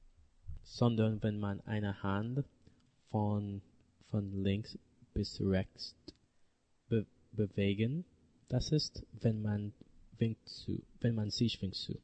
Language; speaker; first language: German; non-native, learner; English